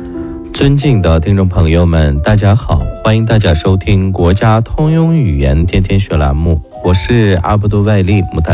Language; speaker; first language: Chinese; non-native, local second language; Uyghur